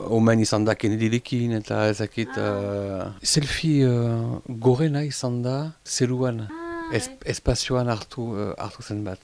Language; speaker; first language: Basque; non-native, local second language; French